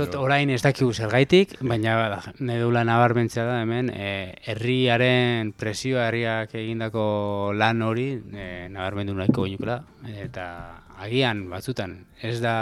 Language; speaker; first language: Basque; native; Basque